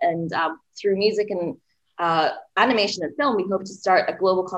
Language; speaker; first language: English; native; English